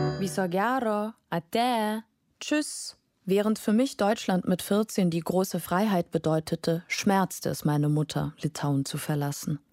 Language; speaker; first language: German; non-native, fluent; Lithuanian